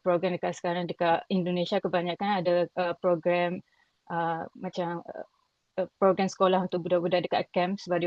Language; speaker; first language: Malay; non-native, local second language; Rohingya